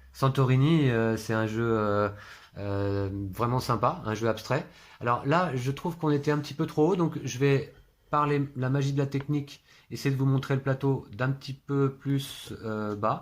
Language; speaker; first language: French; native; French